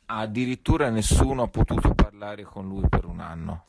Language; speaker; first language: Italian; native; Italian